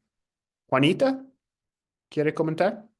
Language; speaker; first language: Spanish; non-native, fluent; English